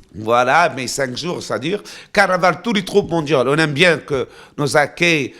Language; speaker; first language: French; non-native, local second language; Arabic